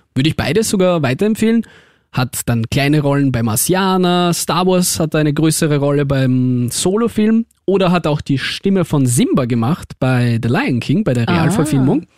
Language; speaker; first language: German; early bilingual, other home language; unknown